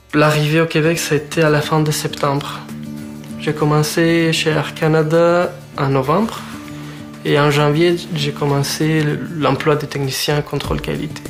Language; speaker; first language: French; non-native, fluent; Spanish